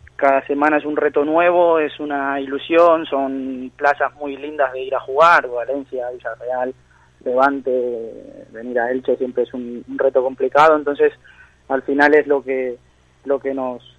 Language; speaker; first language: Spanish; native; Spanish